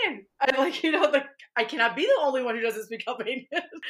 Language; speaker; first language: English; early bilingual, other home language; Albanian